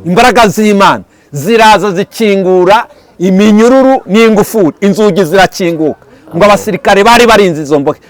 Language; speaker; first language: Kinyarwanda; early bilingual, heritage; Kinyarwanda